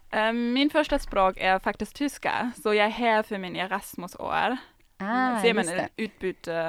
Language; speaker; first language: Swedish; non-native, fluent; German